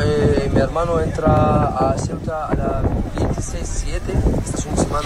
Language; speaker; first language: Spanish; non-native, learner; Arabic